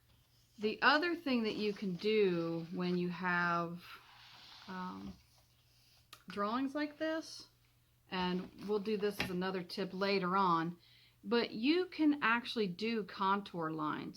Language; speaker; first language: English; native; English